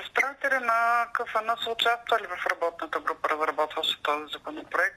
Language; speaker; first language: Bulgarian; native; Bulgarian